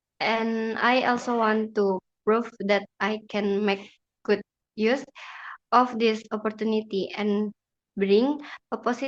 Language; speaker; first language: English; non-native, learner; Indonesian